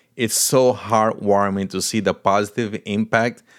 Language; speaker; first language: English; non-native, fluent; Portuguese